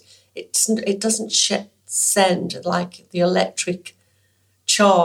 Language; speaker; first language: English; native; English